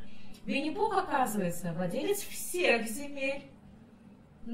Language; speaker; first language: Russian; native; Russian